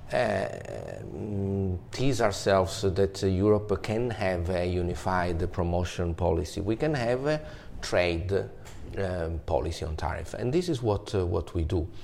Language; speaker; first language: English; non-native, fluent; Italian